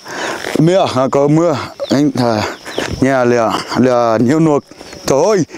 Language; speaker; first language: Vietnamese; non-native, learner; Portuguese